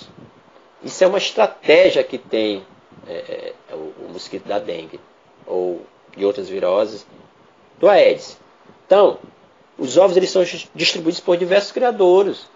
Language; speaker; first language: Portuguese; native; Portuguese